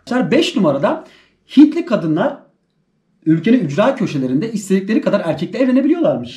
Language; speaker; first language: Turkish; native; Turkish